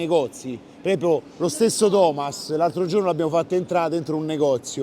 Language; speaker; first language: Italian; native; Italian